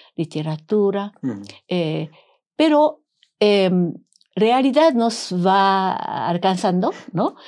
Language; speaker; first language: Spanish; non-native, fluent; Japanese